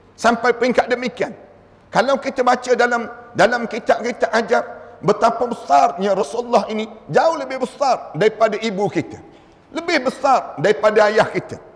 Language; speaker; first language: Malay; native; Malay